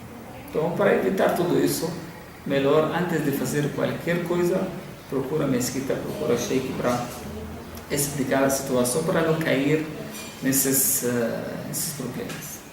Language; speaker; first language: Portuguese; non-native, fluent; Arabic